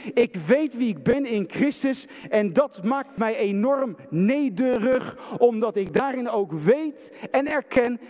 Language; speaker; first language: Dutch; native; Dutch